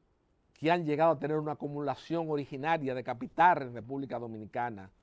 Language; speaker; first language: Spanish; native; Spanish